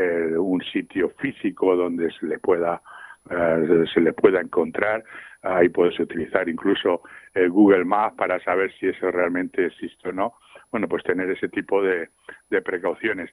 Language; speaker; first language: Spanish; native; Spanish